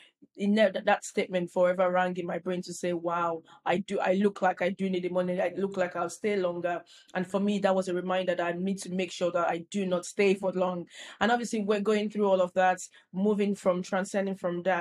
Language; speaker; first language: English; non-native, local second language; Yoruba